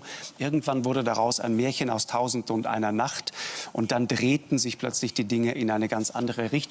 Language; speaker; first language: German; native; German